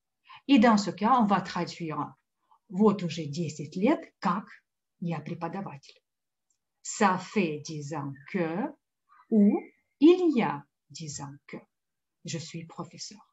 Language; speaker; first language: French; non-native, fluent; Russian